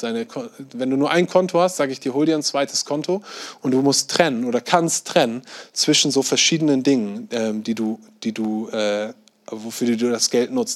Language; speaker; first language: German; native; German